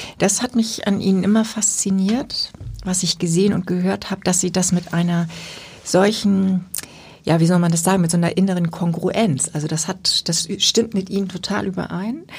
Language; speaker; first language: German; native; German